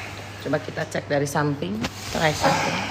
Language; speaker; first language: Indonesian; native; Indonesian